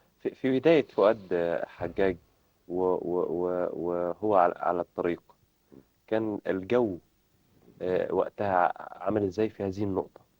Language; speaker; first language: Egyptian Arabic; native; Egyptian Arabic